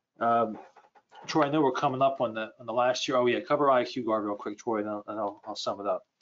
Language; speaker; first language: English; native; English